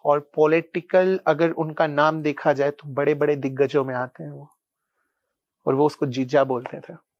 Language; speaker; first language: Hindi; non-native, local second language; Punjabi